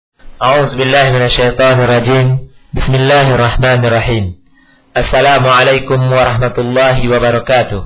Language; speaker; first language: Arabic; non-native, fluent; Indonesian